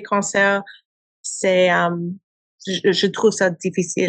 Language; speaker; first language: French; non-native, learner; English